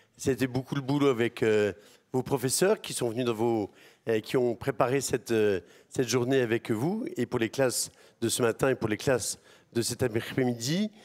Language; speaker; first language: French; native; French